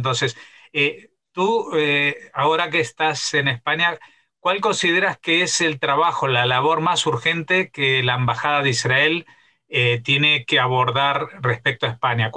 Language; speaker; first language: Spanish; native; Spanish